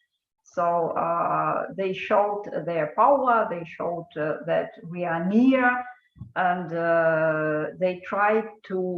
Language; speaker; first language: English; non-native, fluent; Ukrainian